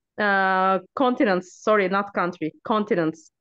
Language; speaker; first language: English; non-native, learner; Turkish